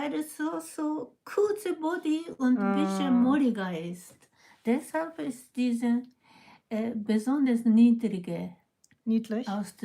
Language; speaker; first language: German; non-native, learner; Japanese